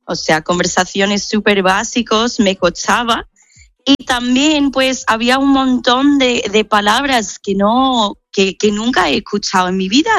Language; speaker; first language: Spanish; non-native, fluent; English